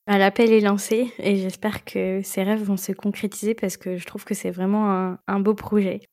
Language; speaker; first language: French; native; French